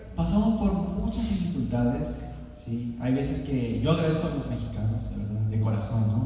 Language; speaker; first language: Spanish; early bilingual, other home language; Korean